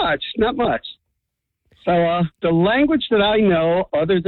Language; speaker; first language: English; non-native, local second language; Hungarian